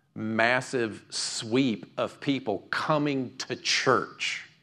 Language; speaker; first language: English; native; English